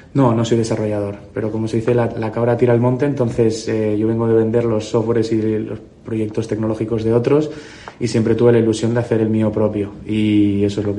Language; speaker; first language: Spanish; native; Spanish